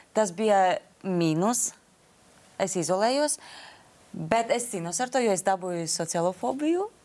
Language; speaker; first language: Latvian; non-native, local second language; Russian